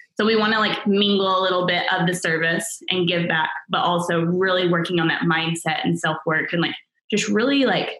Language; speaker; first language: English; native; English